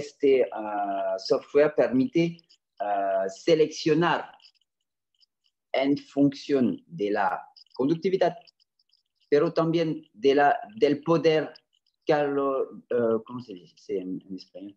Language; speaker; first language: Spanish; non-native, fluent; French